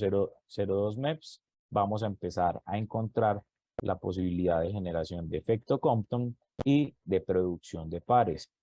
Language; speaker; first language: Spanish; native; Spanish